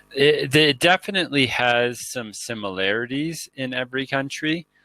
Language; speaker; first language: English; native; English